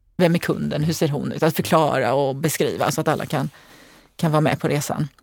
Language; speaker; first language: Swedish; early bilingual, other home language; Hungarian